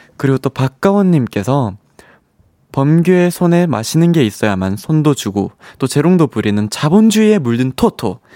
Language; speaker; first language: Korean; native; Korean